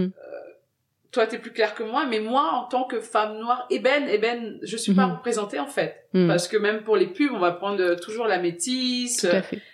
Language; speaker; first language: French; early bilingual, other home language; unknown